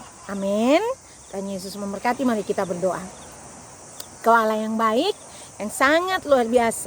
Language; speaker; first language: Indonesian; native; Indonesian